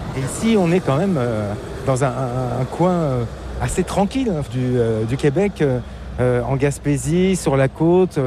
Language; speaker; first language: French; native; French